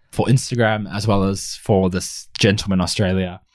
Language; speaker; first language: English; native; English